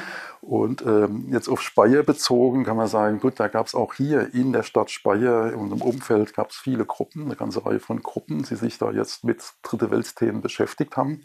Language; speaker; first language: German; native; German